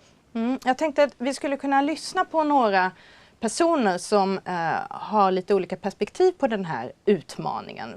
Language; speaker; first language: Swedish; native; Swedish